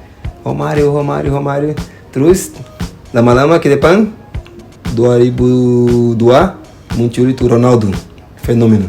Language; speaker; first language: Indonesian; non-native, fluent; Portuguese